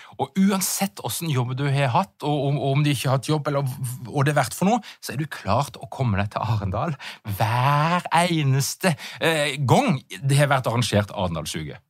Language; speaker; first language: Norwegian; native; Norwegian